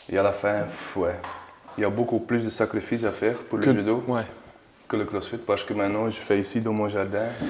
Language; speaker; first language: French; non-native, learner; Dutch